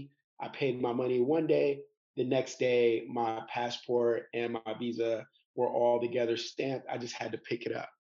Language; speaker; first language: English; native; English